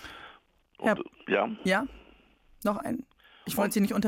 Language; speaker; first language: German; native; German